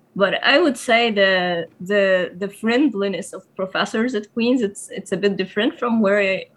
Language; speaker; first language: English; non-native, fluent; Arabic